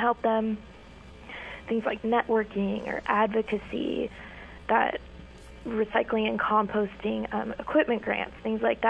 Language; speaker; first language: English; native; English